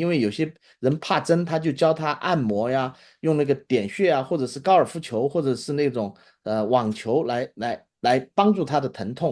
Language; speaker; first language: Chinese; native; Chinese